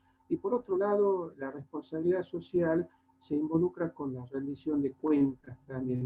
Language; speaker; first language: Spanish; native; Spanish